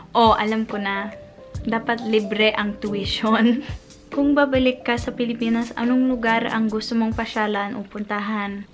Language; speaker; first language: Filipino; non-native, fluent; English